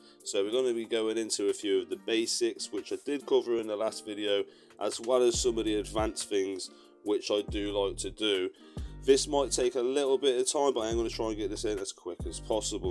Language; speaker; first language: English; native; English